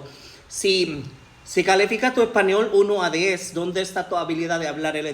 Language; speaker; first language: Spanish; non-native, learner; Filipino